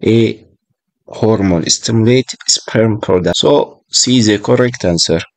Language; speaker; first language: English; non-native, local second language; Amharic